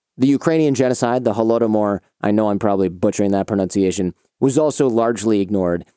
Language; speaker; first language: English; native; English